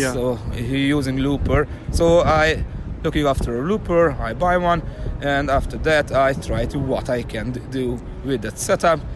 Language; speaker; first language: English; non-native, learner; Hungarian